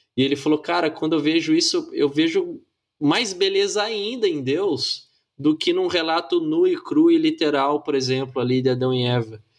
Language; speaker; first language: Portuguese; native; Portuguese